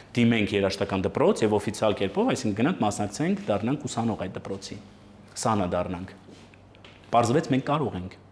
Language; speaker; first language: Armenian; early bilingual, heritage; Armenian